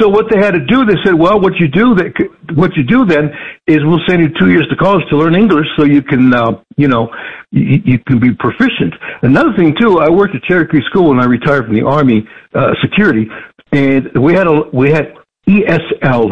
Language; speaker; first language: English; early bilingual, other home language; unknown